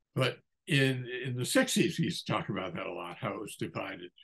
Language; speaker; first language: English; native; English